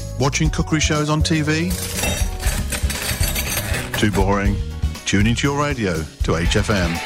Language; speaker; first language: English; native; English